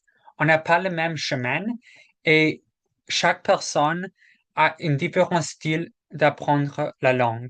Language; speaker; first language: French; non-native, learner; English